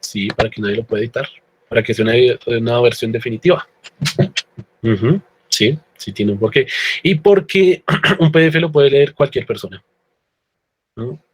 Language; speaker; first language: Spanish; native; Spanish